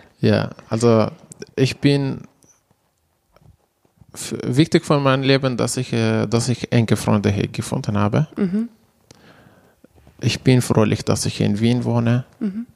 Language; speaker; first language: German; non-native, learner; Arabic